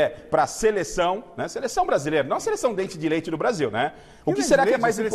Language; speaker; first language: Portuguese; native; Portuguese